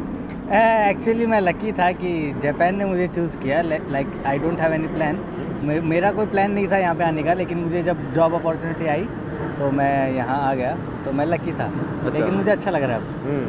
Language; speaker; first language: Hindi; native; Hindi